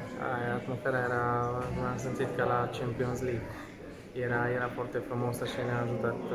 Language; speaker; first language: Romanian; non-native, fluent; Slovak